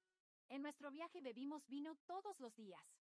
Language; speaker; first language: Spanish; non-native, learner; Czech